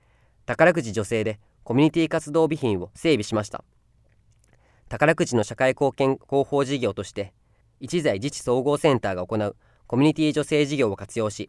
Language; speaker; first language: Japanese; native; Japanese